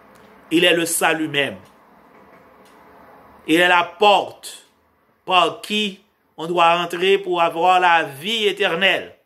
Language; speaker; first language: French; non-native, local second language; Haitian Creole